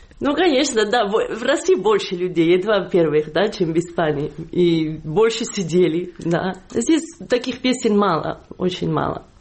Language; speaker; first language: Russian; non-native, fluent; Catalan